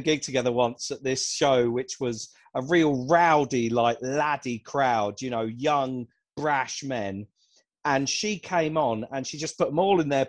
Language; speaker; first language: English; native; English